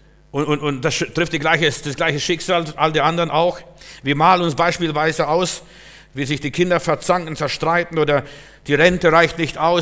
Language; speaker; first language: German; native; German